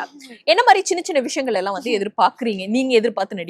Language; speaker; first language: Tamil; native; Tamil